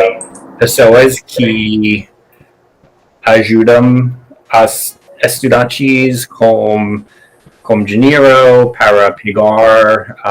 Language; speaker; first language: Portuguese; non-native, learner; English